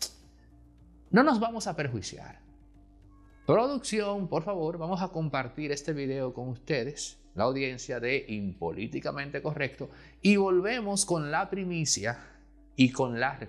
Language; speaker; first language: Spanish; native; Spanish